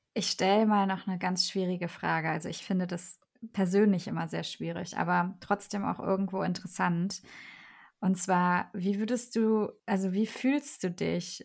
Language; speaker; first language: German; native; German